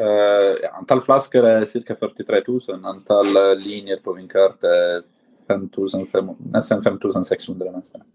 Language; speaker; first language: Norwegian; non-native, fluent; Italian